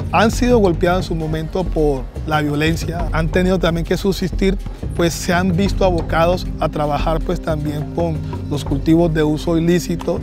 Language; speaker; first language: Spanish; native; Spanish